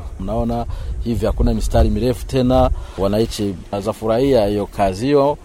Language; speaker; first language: Swahili; non-native, local second language; Rundi